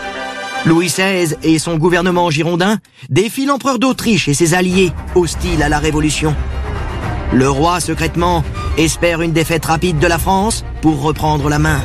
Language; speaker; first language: French; native; French